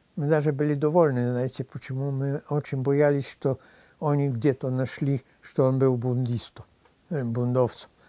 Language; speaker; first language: Russian; non-native, fluent; Polish